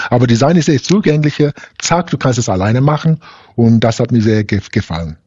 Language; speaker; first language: German; non-native, fluent; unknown